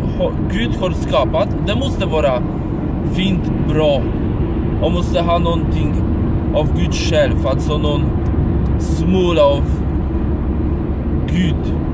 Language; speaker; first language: Swedish; non-native, fluent; Polish